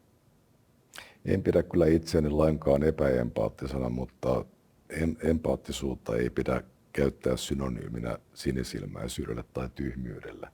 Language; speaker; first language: Finnish; native; Finnish